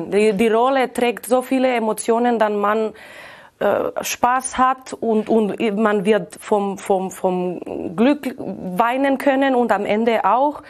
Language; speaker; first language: German; non-native, fluent; Catalan